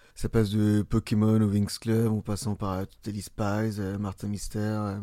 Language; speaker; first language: French; early bilingual, other home language; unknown